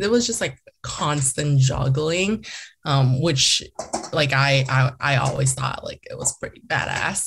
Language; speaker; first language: English; early bilingual, other home language; Chinese